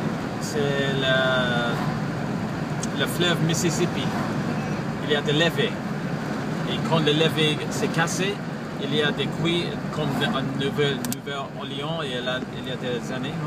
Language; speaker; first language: French; non-native, learner; English